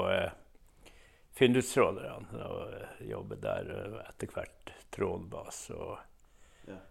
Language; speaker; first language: Norwegian; native; Norwegian